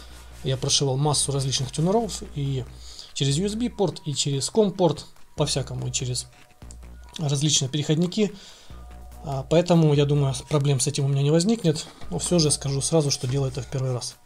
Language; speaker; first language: Russian; native; Russian